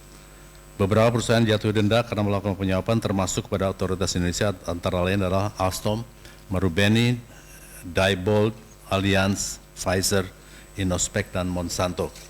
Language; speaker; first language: Indonesian; native; Indonesian